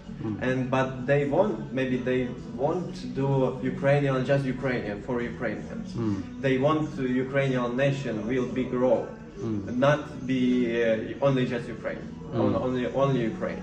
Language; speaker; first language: English; non-native, learner; Ukrainian